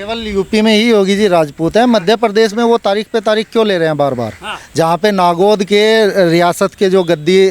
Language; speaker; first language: Hindi; native; Hindi